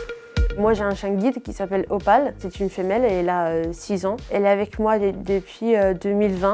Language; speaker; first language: French; non-native, fluent; Italian